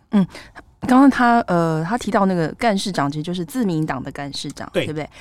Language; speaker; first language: Chinese; native; Chinese